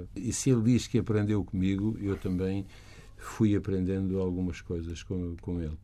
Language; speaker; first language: Portuguese; native; Portuguese